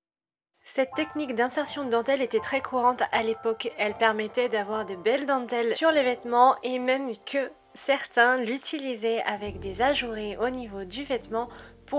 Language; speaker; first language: French; native; French